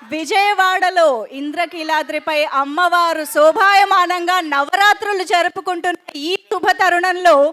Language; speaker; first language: Telugu; native; Telugu